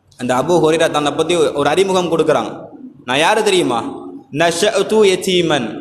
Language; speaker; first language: Tamil; native; Tamil